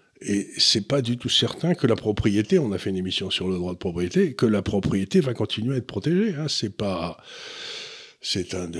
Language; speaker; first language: French; native; French